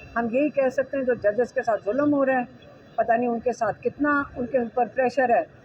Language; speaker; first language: Urdu; native; Urdu